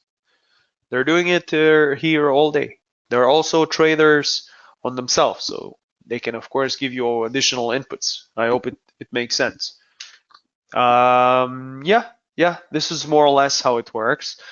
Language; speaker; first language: English; non-native, fluent; Hebrew